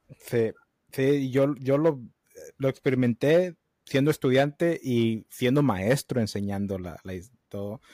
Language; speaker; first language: Spanish; early bilingual, heritage; Spanish